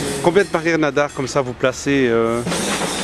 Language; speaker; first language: French; native; French